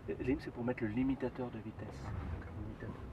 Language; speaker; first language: French; native; French